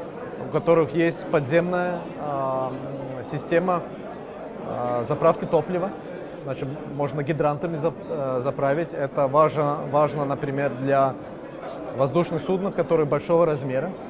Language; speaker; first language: Russian; non-native, local second language; Latvian